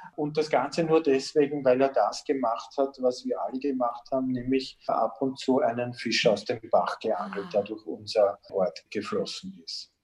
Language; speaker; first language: German; native; German